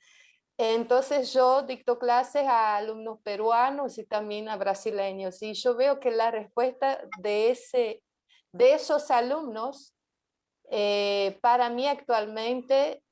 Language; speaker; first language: Spanish; non-native, fluent; Portuguese